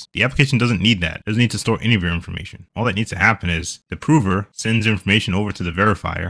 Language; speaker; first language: English; native; English